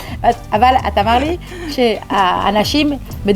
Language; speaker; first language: Hebrew; non-native, learner; French